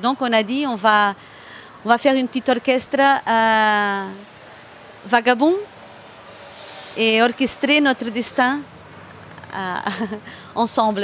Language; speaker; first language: French; non-native, fluent; Portuguese